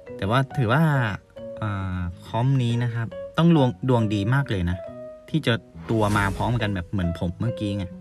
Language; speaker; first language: Thai; non-native, local second language; Northeastern Thai